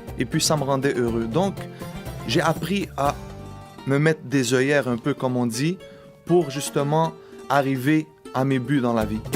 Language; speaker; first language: French; early bilingual, other home language; Arabic